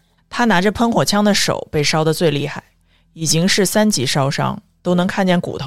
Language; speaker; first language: Chinese; native; Chinese